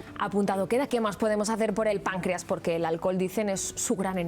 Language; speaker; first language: Spanish; native; Spanish